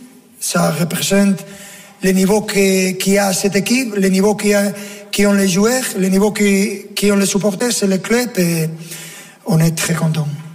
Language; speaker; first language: French; non-native, fluent; Portuguese